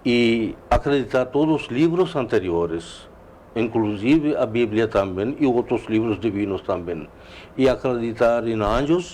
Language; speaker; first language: Portuguese; non-native, fluent; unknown